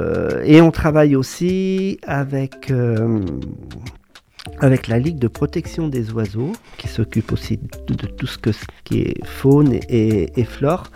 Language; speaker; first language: French; native; French